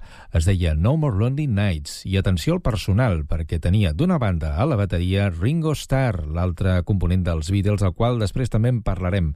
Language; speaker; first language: Catalan; native; Catalan